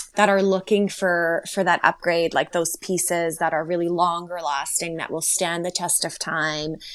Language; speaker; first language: English; early bilingual, other home language; Slovak